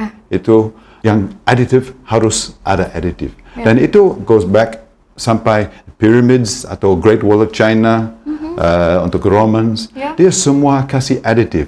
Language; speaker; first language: Indonesian; non-native, fluent; English